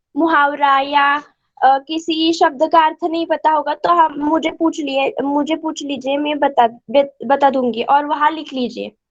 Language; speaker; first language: Hindi; non-native, local second language; Marathi